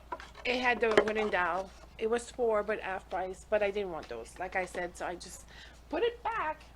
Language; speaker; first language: English; native; English